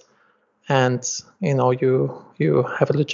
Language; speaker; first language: English; non-native, fluent; German